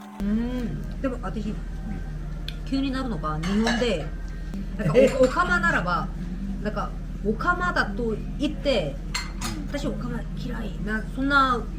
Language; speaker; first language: Japanese; non-native, learner; Korean